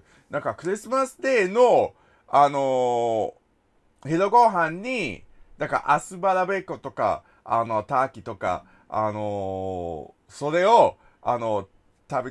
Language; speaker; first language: Japanese; non-native, learner; English